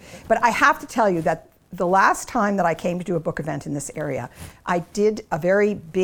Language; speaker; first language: English; native; English